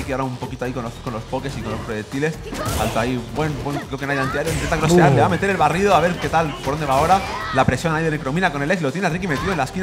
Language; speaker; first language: Spanish; native; Spanish